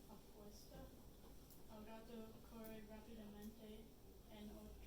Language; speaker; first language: Spanish; non-native, learner; English